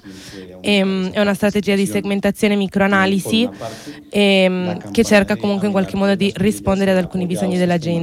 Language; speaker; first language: Italian; non-native, fluent; Spanish